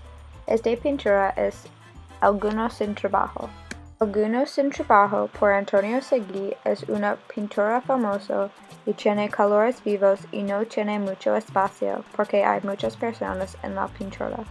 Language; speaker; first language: Spanish; non-native, learner; English